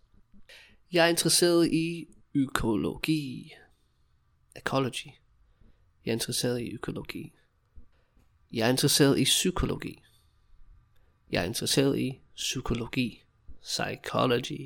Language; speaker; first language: Danish; non-native, fluent; English